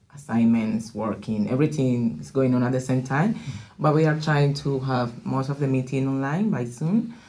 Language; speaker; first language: English; non-native, learner; Spanish